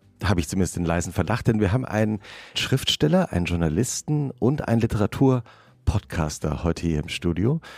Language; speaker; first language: German; native; German